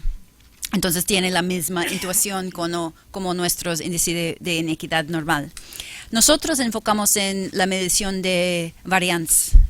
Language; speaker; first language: Spanish; non-native, fluent; English